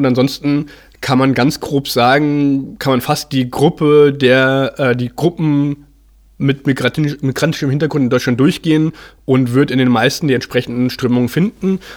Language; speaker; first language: German; native; German